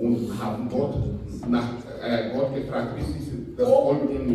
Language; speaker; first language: German; non-native, fluent; Portuguese